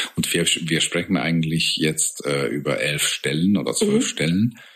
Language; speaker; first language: German; non-native, fluent; Hungarian